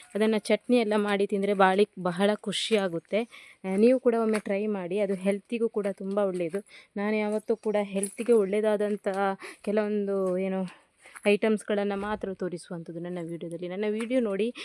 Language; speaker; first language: Kannada; non-native, local second language; Tulu